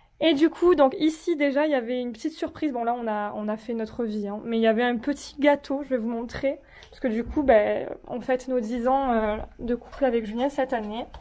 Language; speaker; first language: French; native; French